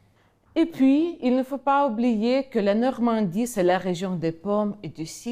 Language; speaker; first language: French; non-native, fluent; Ukrainian